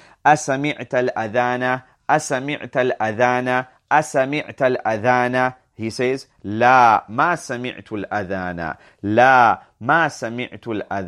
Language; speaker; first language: Arabic; non-native, fluent; English